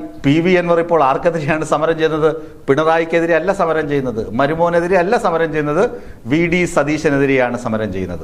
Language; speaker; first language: Malayalam; native; Malayalam